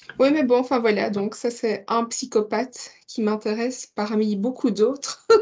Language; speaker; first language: French; non-native, learner; English